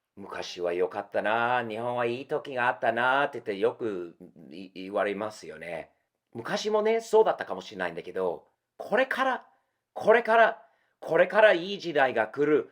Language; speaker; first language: Japanese; non-native, fluent; English